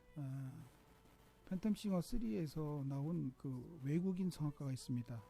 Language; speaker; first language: Korean; native; Korean